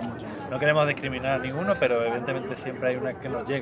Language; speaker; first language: Spanish; native; Spanish